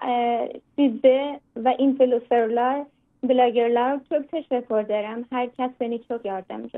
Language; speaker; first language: Turkish; non-native, learner; Persian